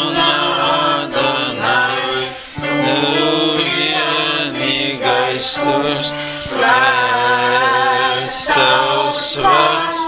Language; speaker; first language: Latvian; non-native, local second language; Russian